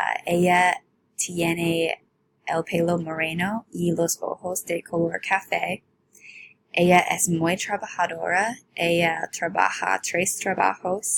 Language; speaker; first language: Spanish; non-native, learner; English